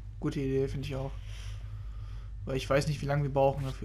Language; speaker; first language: German; native; German